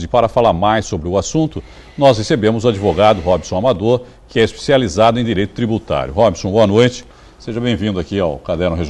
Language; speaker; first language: Portuguese; native; Portuguese